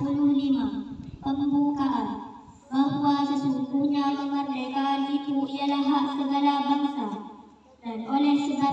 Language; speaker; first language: Indonesian; native; Indonesian